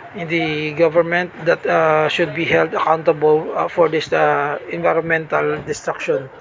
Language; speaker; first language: English; non-native, local second language; Hiligaynon